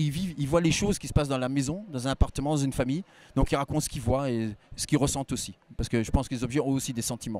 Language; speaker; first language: French; native; French